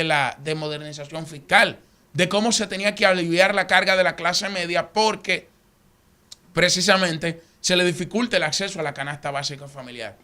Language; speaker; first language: Spanish; native; Spanish